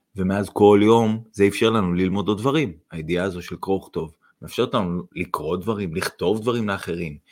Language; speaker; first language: Hebrew; non-native, fluent; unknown